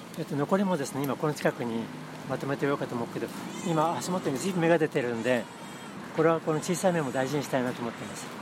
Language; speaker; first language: Japanese; native; Japanese